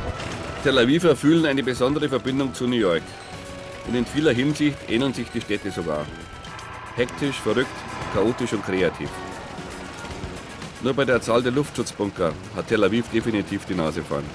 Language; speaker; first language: German; native; German